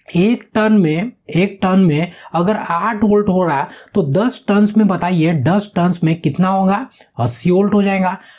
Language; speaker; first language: Hindi; non-native, local second language; Marathi